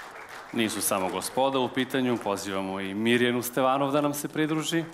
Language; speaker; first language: Serbian; native; Serbian